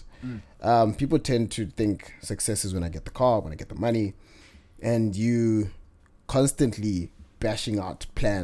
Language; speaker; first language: English; non-native, local second language; Bemba